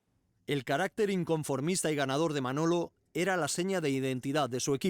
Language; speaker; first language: Spanish; native; Spanish